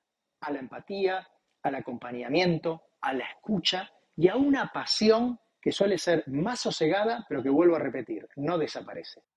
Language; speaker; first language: Spanish; native; Spanish